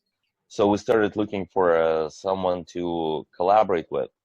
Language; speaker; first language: English; non-native, fluent; Russian